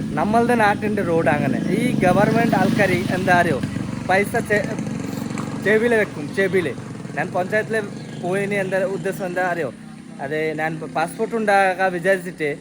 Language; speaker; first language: Malayalam; non-native, learner; Bangla